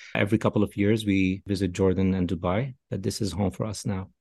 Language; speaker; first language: English; non-native, fluent; Arabic